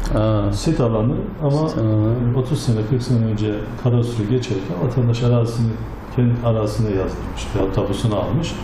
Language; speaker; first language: Turkish; native; Turkish